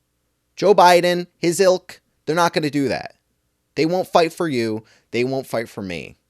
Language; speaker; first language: English; native; English